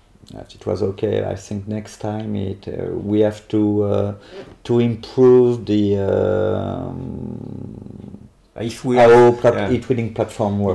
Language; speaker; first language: English; non-native, learner; French